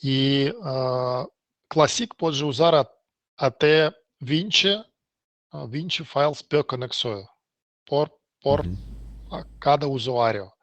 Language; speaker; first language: Portuguese; non-native, learner; Russian